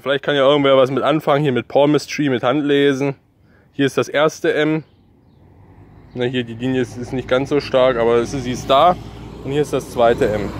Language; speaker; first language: German; native; German